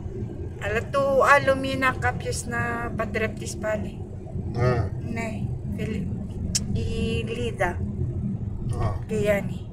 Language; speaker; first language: Greek; non-native, learner; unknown